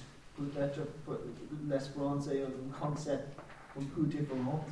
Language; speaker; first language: French; non-native, learner; English